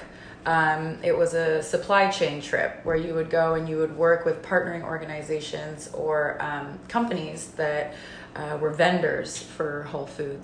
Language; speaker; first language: English; native; English